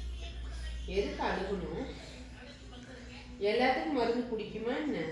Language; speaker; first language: Tamil; native; Tamil